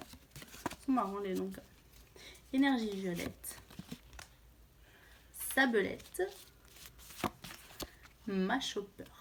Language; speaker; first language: French; native; French